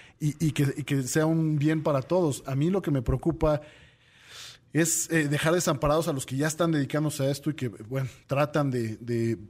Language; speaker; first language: Spanish; native; Spanish